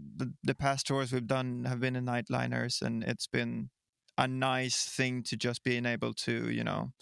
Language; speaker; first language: English; non-native, fluent; Swedish